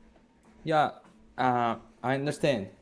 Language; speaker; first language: English; non-native, learner; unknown